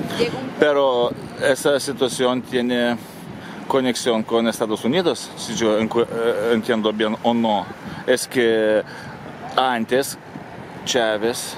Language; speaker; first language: Spanish; non-native, learner; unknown